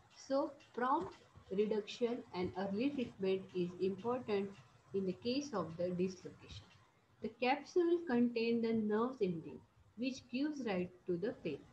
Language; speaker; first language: English; non-native, local second language; Marathi